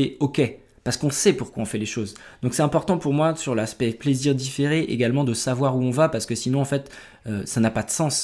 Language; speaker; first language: French; native; French